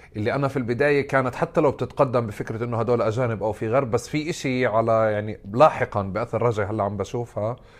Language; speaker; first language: Arabic; native; Arabic